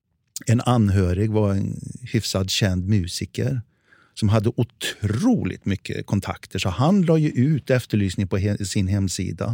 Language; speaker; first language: Swedish; native; Swedish